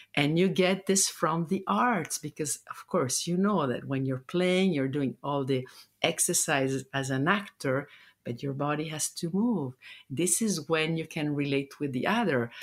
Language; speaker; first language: English; non-native, fluent; Italian